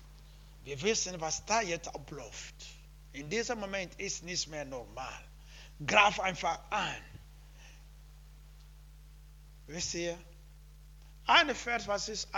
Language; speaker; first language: German; non-native, learner; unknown